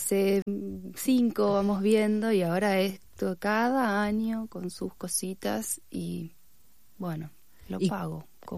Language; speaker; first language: Spanish; native; Spanish